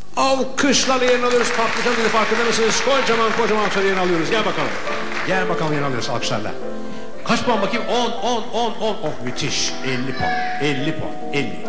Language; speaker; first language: Turkish; native; Turkish